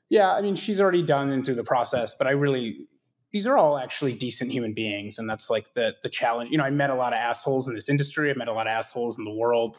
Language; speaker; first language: English; native; English